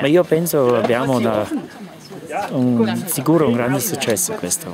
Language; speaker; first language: Italian; non-native, learner; German